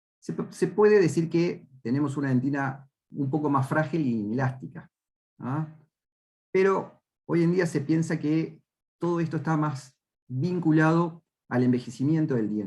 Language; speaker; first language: Spanish; native; Spanish